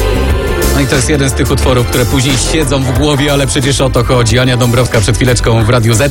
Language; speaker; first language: Polish; native; Polish